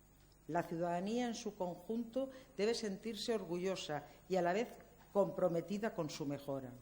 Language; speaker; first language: Spanish; native; Spanish